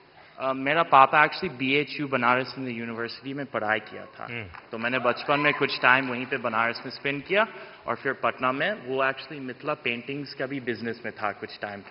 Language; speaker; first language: Hindi; non-native, fluent; English